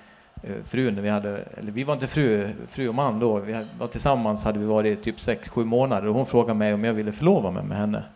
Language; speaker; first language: Swedish; native; Swedish